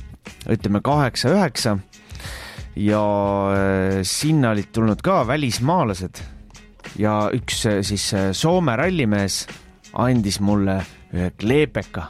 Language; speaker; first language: Estonian; native; Estonian